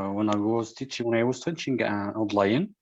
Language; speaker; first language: English; non-native, fluent; Arabic